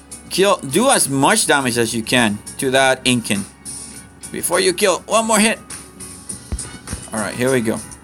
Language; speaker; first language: English; non-native, fluent; Spanish